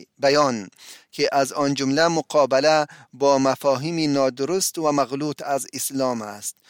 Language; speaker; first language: Persian; native; Persian